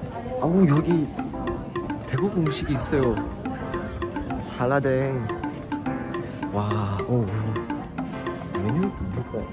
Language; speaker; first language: Korean; non-native, learner; Thai